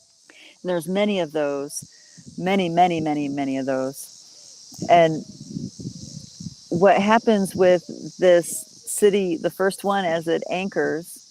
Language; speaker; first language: English; native; English